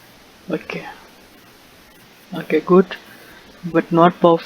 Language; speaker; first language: English; non-native, local second language; Punjabi